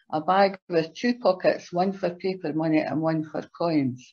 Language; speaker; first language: English; native; English